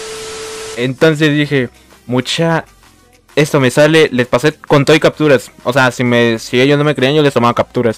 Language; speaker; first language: Spanish; native; Spanish